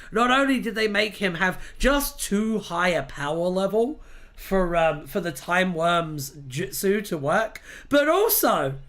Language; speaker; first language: English; native; English